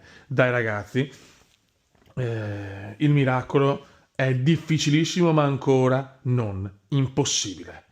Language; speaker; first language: Italian; native; Italian